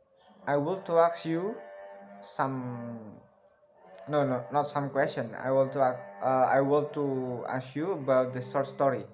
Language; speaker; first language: English; non-native, learner; Indonesian